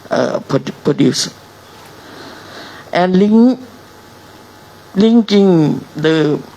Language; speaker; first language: English; non-native, learner; Thai